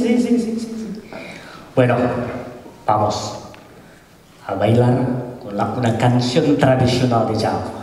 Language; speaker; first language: Spanish; non-native, fluent; Indonesian